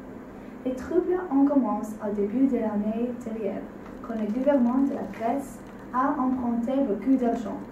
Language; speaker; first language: French; non-native, learner; English